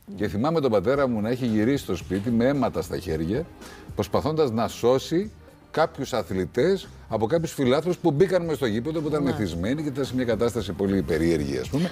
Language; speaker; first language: Greek; native; Greek